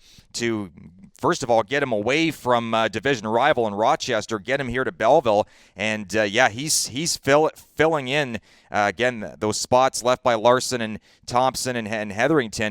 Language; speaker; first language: English; native; English